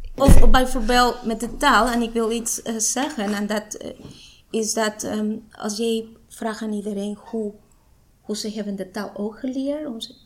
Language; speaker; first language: Dutch; non-native, fluent; Spanish